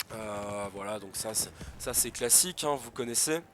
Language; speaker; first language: French; native; French